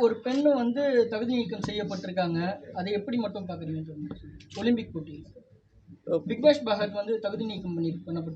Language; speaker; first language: Tamil; native; Tamil